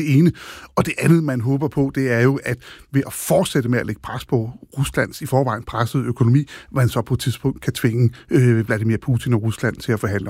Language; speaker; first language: Danish; native; Danish